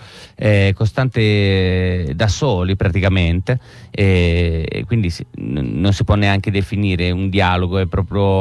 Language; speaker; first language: Italian; native; Italian